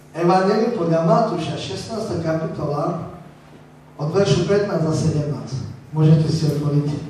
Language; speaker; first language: Slovak; non-native, local second language; Romany